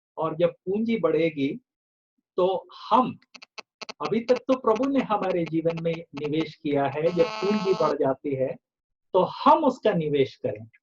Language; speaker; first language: Hindi; native; Hindi